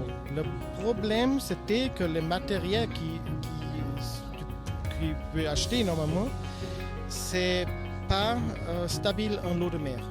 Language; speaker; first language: French; non-native, learner; German